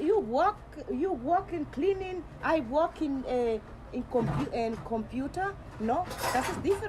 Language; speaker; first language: English; non-native, local second language; Spanish